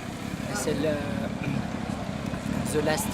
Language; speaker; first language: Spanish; non-native, learner; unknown